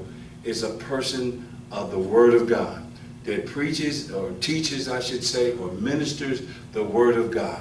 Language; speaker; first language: English; native; English